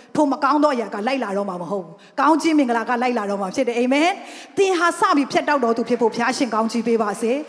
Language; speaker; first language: Burmese; non-native, local second language; Tedim Chin